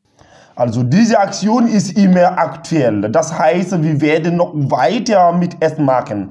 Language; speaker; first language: German; non-native, learner; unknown